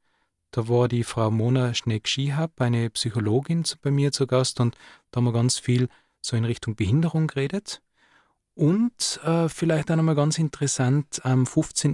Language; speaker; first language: German; native; German